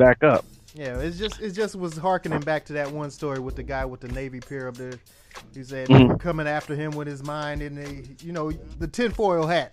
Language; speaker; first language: English; native; English